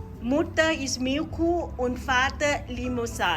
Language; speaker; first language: German; non-native, learner; Thai